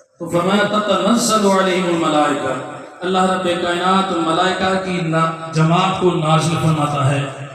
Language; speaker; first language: Urdu; non-native, local second language; Sindhi